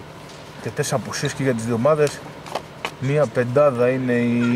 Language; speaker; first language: Greek; native; Greek